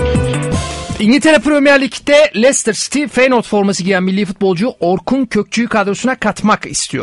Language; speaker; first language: Turkish; native; Turkish